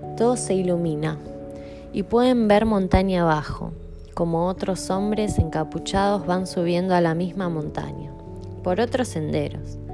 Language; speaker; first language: Spanish; native; Spanish